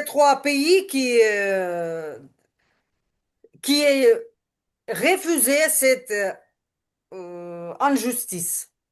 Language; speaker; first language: French; non-native, learner; Ukrainian